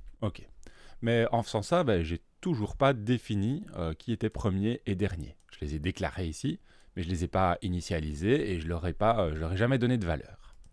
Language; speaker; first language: French; native; French